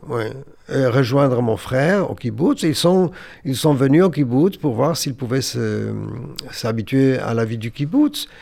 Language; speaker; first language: French; non-native, fluent; Yiddish